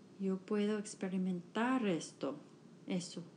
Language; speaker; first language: Spanish; non-native, learner; English